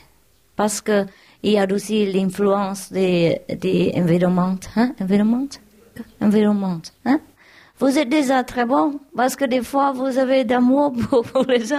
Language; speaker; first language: French; non-native, learner; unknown